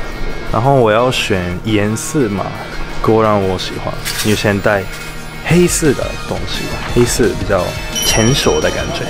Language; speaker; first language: Chinese; non-native, learner; Japanese